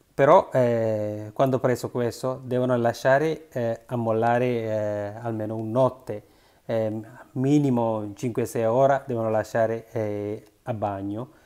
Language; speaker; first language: Italian; non-native, learner; Sinhala